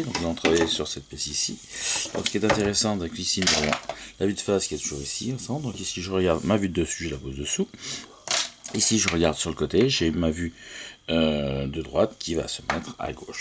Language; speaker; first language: French; native; French